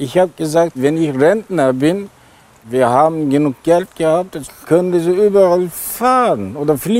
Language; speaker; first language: German; non-native, learner; Turkish